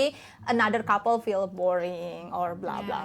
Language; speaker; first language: English; non-native, learner; Indonesian